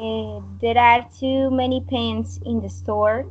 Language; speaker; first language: English; non-native, learner; Spanish